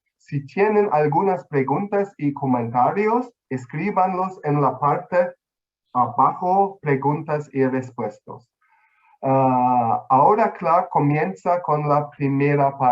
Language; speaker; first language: Spanish; non-native, fluent; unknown